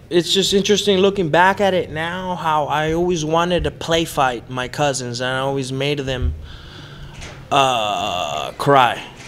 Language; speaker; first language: English; early bilingual, other home language; Spanish